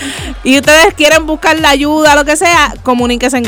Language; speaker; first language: Spanish; native; Spanish